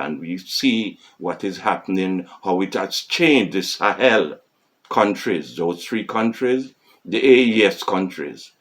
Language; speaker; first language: English; non-native, fluent; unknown